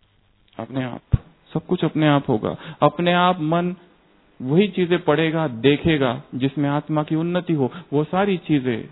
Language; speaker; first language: Hindi; native; Hindi